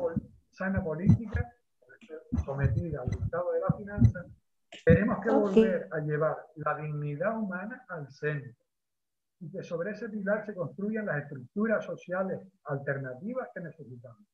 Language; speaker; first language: Spanish; native; Spanish